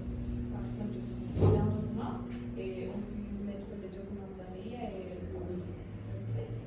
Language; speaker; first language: French; non-native, learner; Spanish